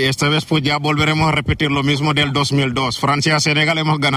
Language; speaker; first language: Spanish; non-native, fluent; Wolof